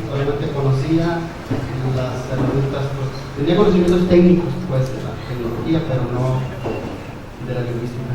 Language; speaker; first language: Spanish; native; Spanish